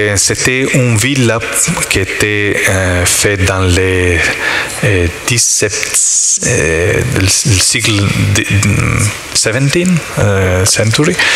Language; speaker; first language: French; non-native, learner; Italian